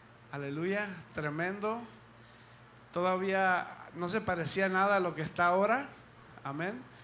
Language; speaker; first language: Spanish; early bilingual, heritage; Spanish